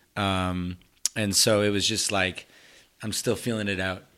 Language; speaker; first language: English; early bilingual, other home language; Spanish